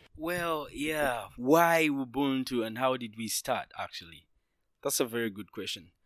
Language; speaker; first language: English; non-native, local second language; Ganda